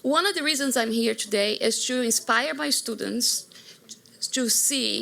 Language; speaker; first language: English; non-native, fluent; Portuguese